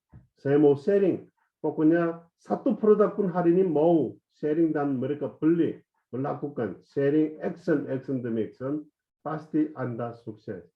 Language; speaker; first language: Indonesian; non-native, fluent; Korean